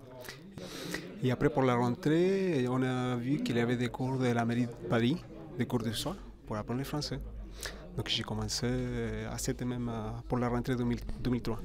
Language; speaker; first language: French; non-native, fluent; Spanish